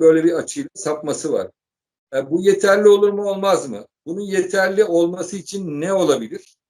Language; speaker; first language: Turkish; native; Turkish